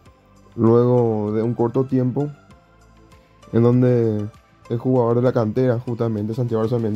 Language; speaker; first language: Spanish; native; Spanish